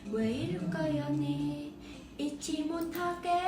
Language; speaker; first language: Korean; non-native, learner; Vietnamese